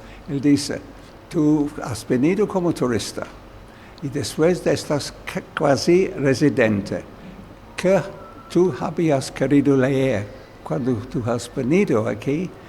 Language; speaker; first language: Spanish; non-native, learner; English